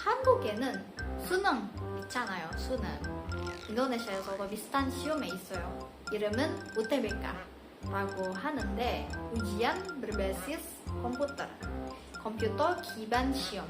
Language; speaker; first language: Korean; non-native, fluent; Indonesian